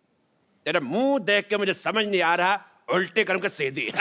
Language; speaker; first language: Hindi; native; Hindi